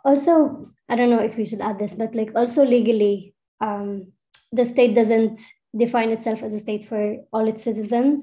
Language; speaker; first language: English; non-native, fluent; Arabic